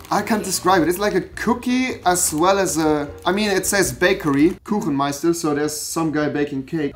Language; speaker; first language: English; non-native, fluent; German